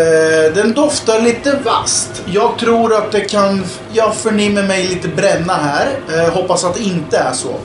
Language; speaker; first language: Swedish; native; Swedish